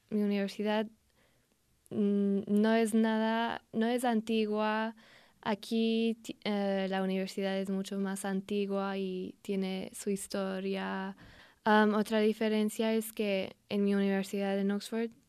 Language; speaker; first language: Spanish; non-native, fluent; English